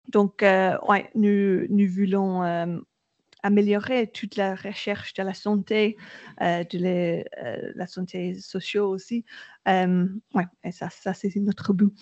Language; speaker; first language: French; non-native, learner; English